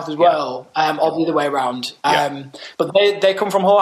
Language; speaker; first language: English; native; English